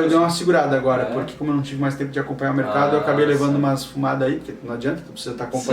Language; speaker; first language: Portuguese; native; Portuguese